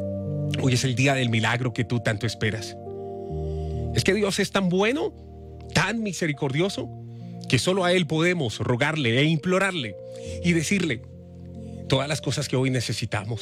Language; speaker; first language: Spanish; native; Spanish